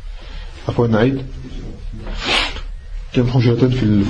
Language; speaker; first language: Arabic; non-native, fluent; French